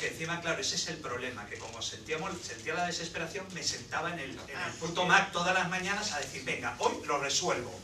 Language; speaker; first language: Spanish; native; Spanish